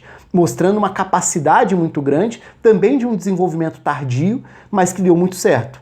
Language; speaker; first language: Portuguese; native; Portuguese